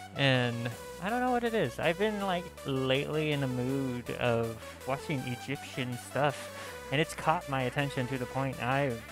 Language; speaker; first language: English; native; English